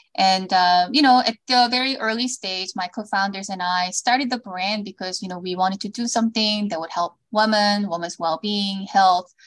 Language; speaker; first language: English; early bilingual, other home language; Korean